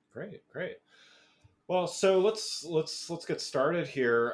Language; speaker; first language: English; native; English